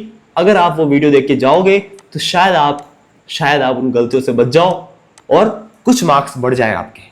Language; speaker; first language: Hindi; native; Hindi